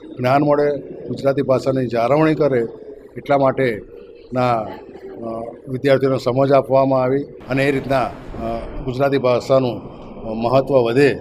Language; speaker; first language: Gujarati; native; Gujarati